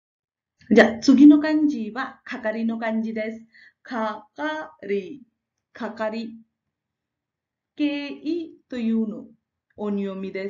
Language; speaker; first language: Japanese; non-native, fluent; Marathi